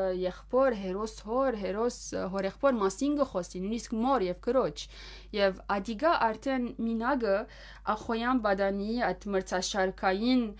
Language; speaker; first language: Armenian; early bilingual, heritage; Armenian